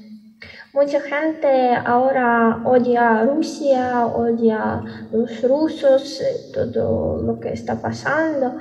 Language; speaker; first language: Spanish; non-native, fluent; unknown